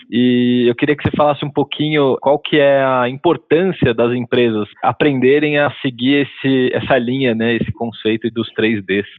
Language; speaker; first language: Portuguese; native; Portuguese